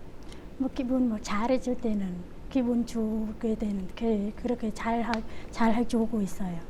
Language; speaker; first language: Korean; non-native, learner; Khmer